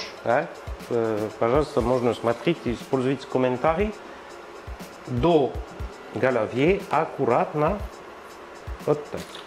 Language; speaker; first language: Russian; non-native, learner; French